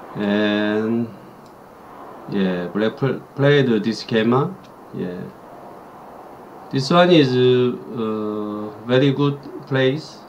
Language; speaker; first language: English; non-native, learner; Korean